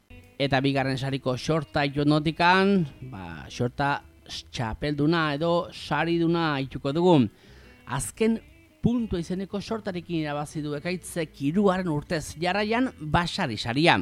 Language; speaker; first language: Basque; native; Basque